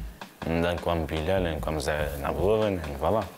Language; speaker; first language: Dutch; early bilingual, other home language; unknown